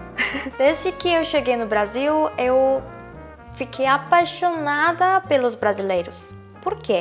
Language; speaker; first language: Portuguese; non-native, fluent; Korean